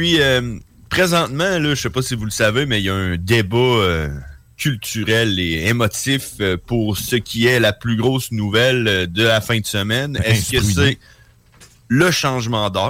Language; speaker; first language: French; native; French